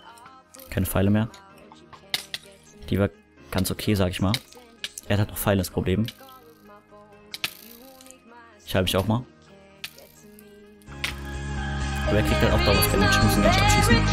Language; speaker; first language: German; native; German